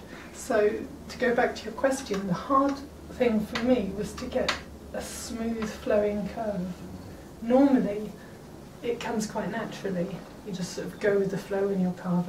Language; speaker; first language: English; native; English